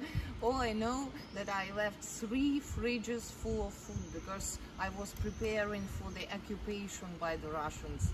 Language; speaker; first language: English; non-native, fluent; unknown